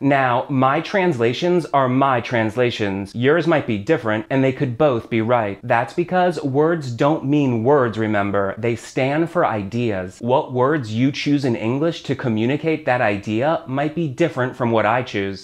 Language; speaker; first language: English; native; English